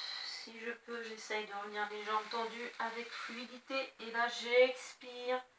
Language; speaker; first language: French; native; French